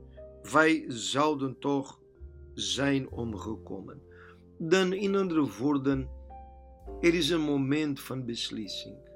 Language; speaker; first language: Dutch; non-native, learner; Portuguese